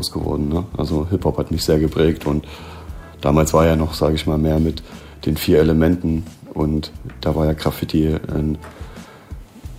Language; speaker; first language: German; native; German